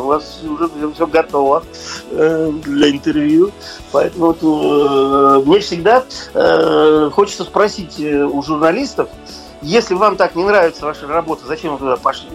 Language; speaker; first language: Russian; native; Russian